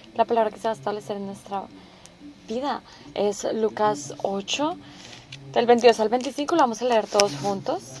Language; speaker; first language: Spanish; non-native, fluent; Korean